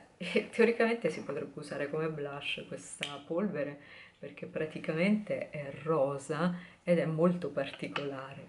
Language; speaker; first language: Italian; native; Italian